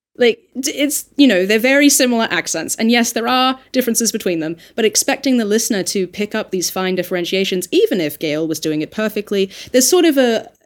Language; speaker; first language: English; native; English